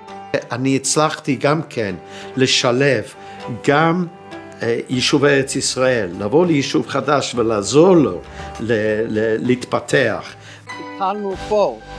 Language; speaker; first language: Hebrew; non-native, fluent; English